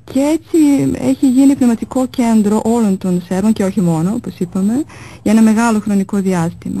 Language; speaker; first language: Greek; non-native, fluent; Serbian